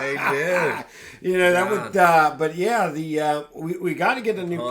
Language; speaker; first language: English; native; English